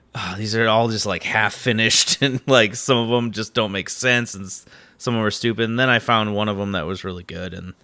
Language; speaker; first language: English; native; English